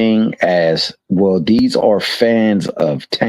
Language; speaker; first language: English; native; English